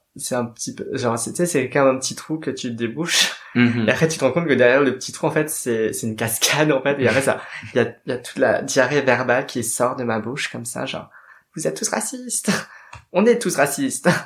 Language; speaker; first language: French; native; French